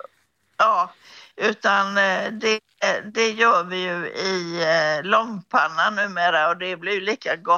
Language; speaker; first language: Swedish; native; Swedish